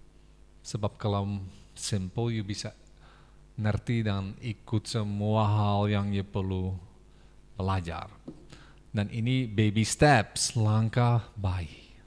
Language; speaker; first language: Indonesian; non-native, fluent; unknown